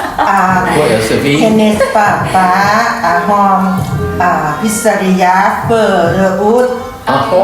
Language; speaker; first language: Swedish; non-native, learner; Thai